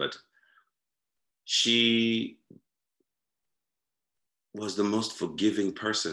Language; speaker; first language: English; non-native, local second language; Shona